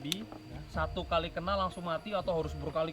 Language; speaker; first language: Indonesian; native; Indonesian